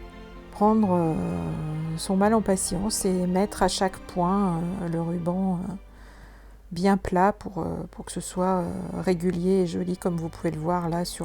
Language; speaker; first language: French; native; French